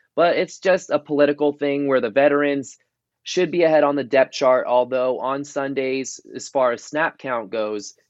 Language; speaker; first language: English; native; English